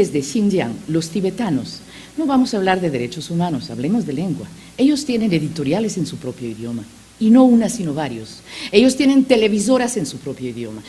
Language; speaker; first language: Spanish; non-native, fluent; Macedonian